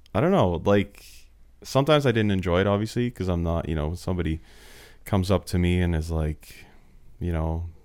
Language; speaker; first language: English; early bilingual, other home language; Slovak